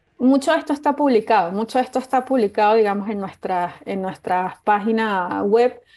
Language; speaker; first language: Spanish; native; Spanish